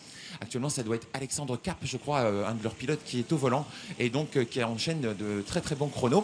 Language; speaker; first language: French; native; French